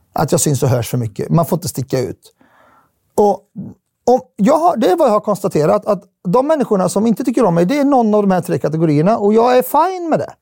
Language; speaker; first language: Swedish; early bilingual, other home language; Arabic